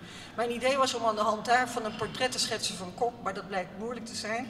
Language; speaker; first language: Dutch; native; Dutch